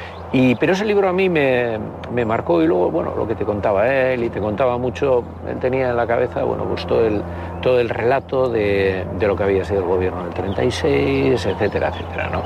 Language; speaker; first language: Spanish; native; Spanish